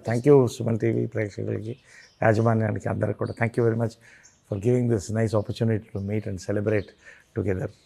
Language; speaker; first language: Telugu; native; Telugu